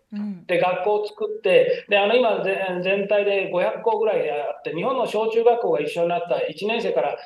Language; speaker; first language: Japanese; native; Japanese